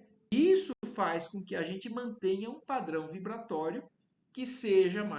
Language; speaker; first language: Portuguese; native; Portuguese